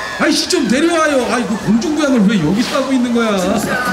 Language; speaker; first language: Korean; native; Korean